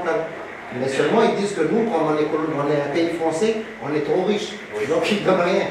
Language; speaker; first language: French; native; French